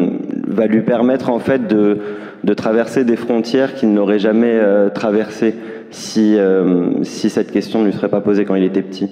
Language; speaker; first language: French; native; French